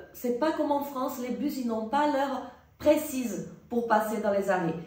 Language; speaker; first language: French; non-native, fluent; Portuguese